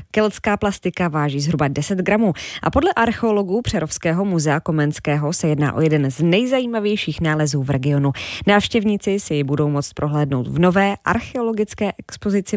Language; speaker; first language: Czech; native; Czech